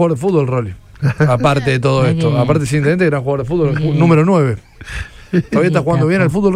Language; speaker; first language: Spanish; native; Spanish